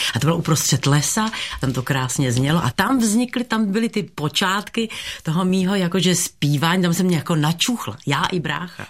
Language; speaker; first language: Czech; native; Czech